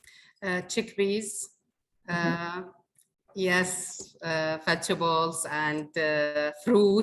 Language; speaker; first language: English; non-native, learner; Arabic